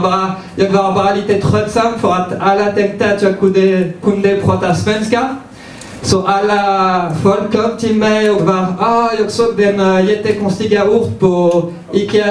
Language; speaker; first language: Swedish; non-native, fluent; French